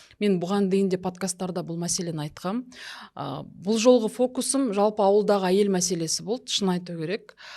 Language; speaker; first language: Kazakh; native; Kazakh